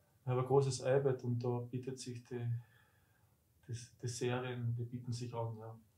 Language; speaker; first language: German; native; German